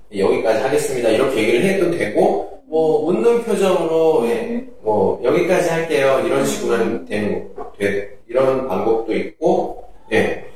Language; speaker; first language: Korean; native; Korean